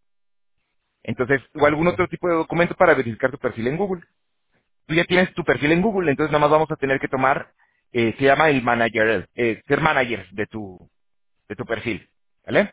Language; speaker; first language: Spanish; native; Spanish